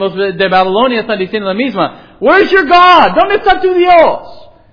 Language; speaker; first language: Spanish; non-native, fluent; English